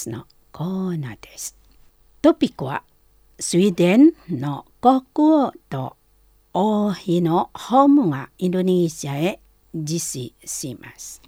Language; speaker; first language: Japanese; non-native, fluent; Indonesian